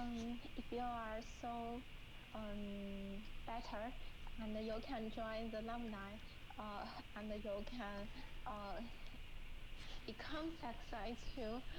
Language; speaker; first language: English; non-native, learner; Chinese